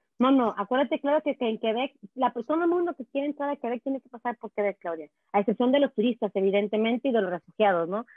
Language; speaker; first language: Spanish; native; Spanish